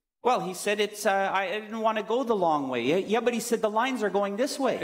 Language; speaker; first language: English; native; English